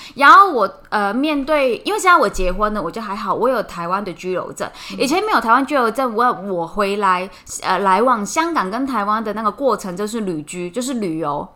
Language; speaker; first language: Chinese; non-native, fluent; Cantonese